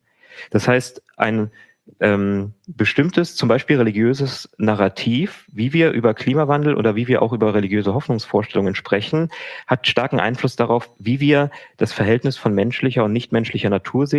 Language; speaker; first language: German; native; German